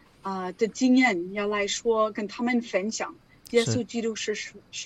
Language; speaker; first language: Chinese; non-native, learner; English